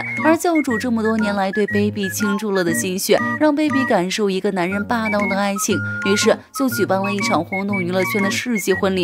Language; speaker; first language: Chinese; native; Chinese